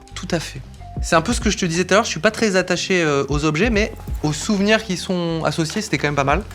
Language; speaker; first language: French; native; French